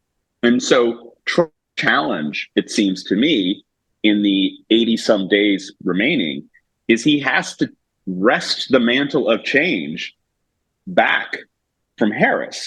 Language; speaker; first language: English; native; English